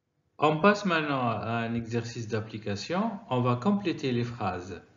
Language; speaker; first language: French; non-native, fluent; Arabic